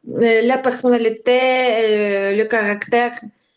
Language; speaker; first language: French; non-native, learner; Ukrainian